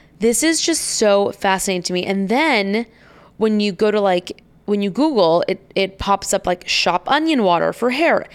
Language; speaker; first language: English; native; English